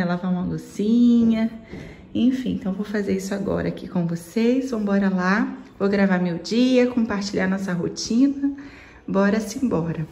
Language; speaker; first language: Portuguese; native; Portuguese